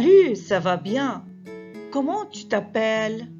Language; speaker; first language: French; non-native, fluent; Arabic